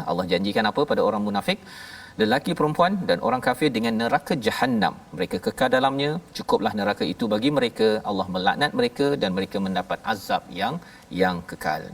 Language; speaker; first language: Malay; native; Malay